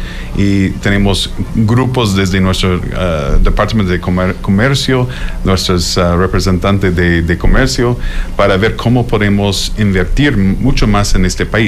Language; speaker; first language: Spanish; non-native, fluent; English